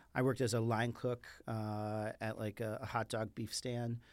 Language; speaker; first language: English; early bilingual, other home language; Spanish